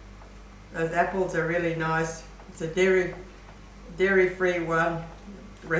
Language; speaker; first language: English; native; English